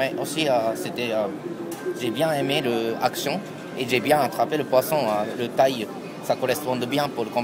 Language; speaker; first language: French; non-native, learner; Japanese